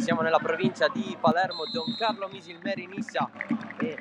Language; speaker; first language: Italian; native; Italian